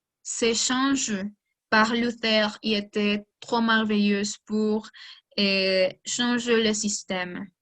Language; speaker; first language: French; non-native, learner; Spanish